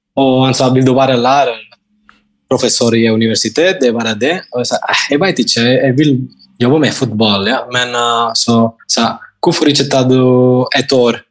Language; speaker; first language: Norwegian; non-native, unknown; Catalan